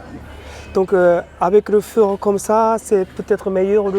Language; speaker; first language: French; non-native, learner; Japanese